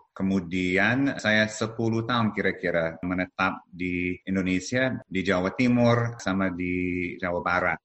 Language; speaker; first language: Indonesian; non-native, fluent; English